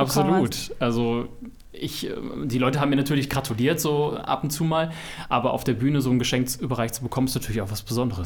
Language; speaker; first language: German; native; German